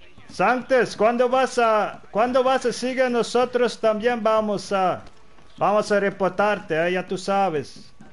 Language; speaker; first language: Spanish; non-native, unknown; Dutch